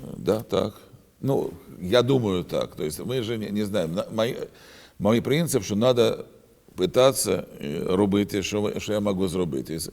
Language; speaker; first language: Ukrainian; non-native, learner; Russian